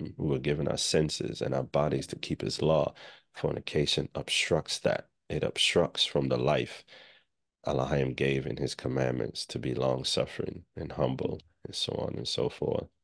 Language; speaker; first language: English; native; English